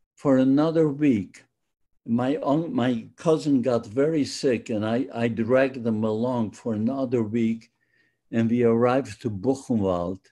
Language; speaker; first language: English; non-native, fluent; Polish